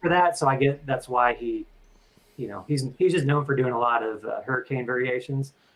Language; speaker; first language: English; native; English